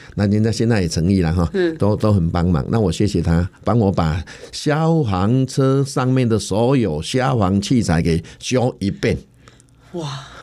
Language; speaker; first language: Chinese; native; Chinese